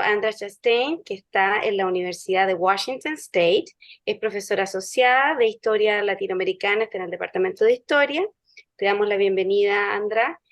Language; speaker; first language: Spanish; native; Spanish